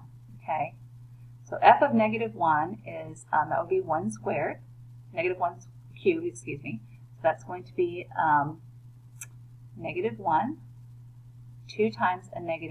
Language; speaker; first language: English; native; English